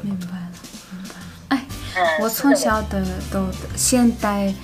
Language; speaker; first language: Chinese; non-native, fluent; Russian